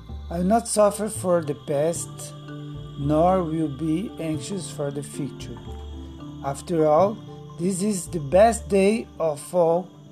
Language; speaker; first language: English; non-native, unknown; Portuguese